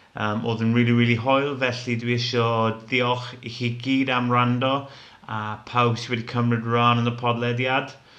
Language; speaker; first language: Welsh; non-native, local second language; English